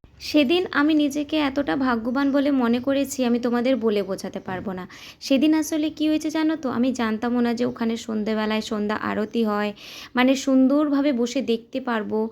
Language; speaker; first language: Bangla; non-native, local second language; Santali